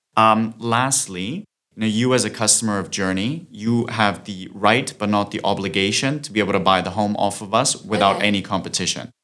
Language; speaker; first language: English; non-native, fluent; German